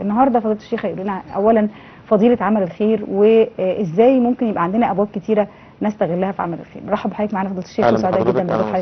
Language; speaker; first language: Arabic; native; Arabic